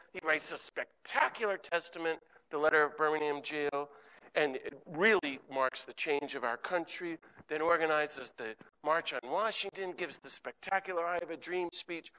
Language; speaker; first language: English; native; English